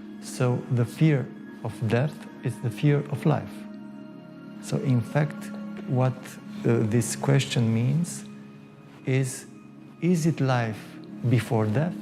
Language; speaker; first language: English; non-native, fluent; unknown